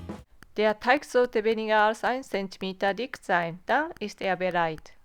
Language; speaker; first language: German; non-native, fluent; Japanese